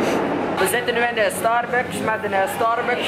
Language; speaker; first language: Dutch; native; Dutch